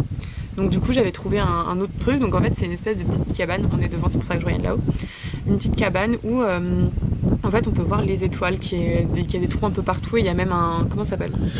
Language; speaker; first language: French; native; French